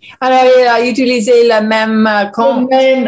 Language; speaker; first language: French; non-native, learner; English